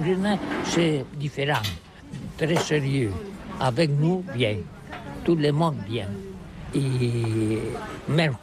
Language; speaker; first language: French; non-native, local second language; Catalan